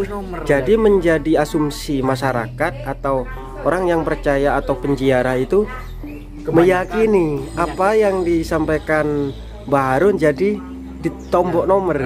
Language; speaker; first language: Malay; non-native, local second language; Javanese